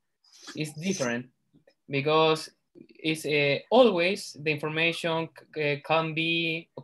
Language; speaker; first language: English; non-native, learner; Spanish